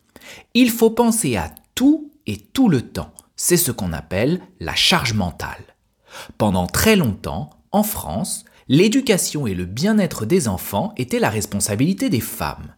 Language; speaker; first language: French; native; French